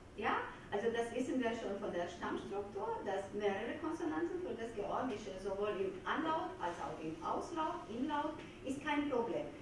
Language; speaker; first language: German; non-native, fluent; Georgian